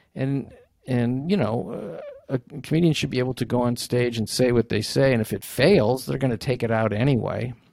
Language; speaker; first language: English; native; English